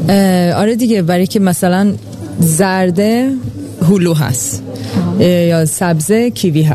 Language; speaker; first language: Persian; early bilingual, heritage; Persian